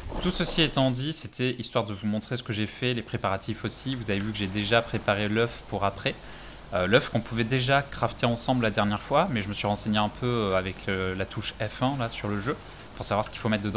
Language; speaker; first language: French; native; French